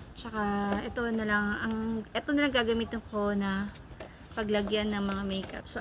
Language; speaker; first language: Filipino; non-native, local second language; Cebuano